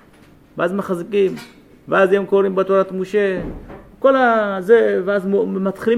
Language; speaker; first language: Hebrew; non-native, fluent; Amharic